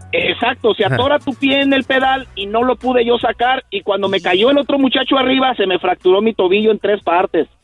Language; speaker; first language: Spanish; native; Spanish